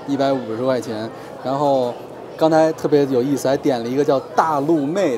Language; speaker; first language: Chinese; native; Chinese